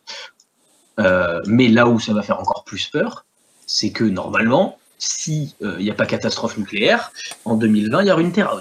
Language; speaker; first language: French; native; French